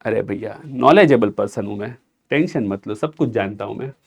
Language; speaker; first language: Hindi; non-native, local second language; Gujarati